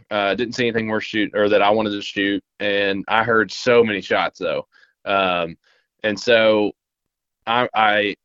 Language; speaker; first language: English; native; English